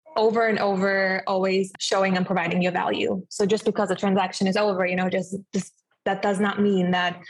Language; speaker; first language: English; non-native, fluent; German